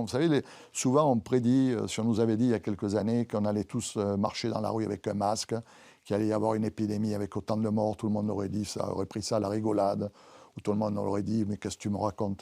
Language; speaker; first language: French; native; French